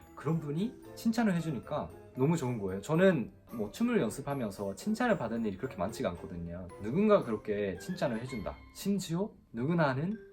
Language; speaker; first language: Korean; non-native, fluent; Japanese